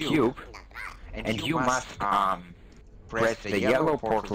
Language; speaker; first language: English; non-native, learner; German